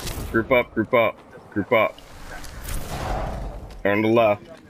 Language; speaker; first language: English; native; English